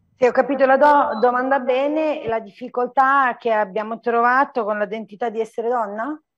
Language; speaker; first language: Italian; non-native, fluent; Turkish